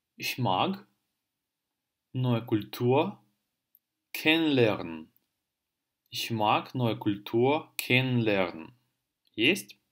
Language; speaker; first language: German; non-native, fluent; Russian